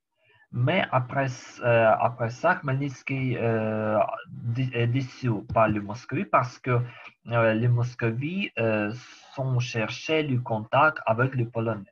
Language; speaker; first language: French; non-native, learner; Ukrainian